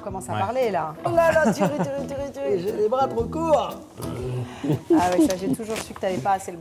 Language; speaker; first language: French; native; French